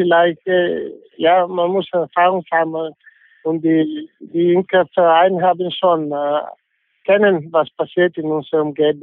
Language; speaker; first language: German; non-native, learner; English